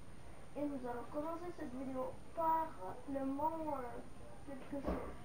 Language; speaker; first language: French; native; French